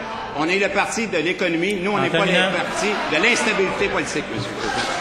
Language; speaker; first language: French; native; French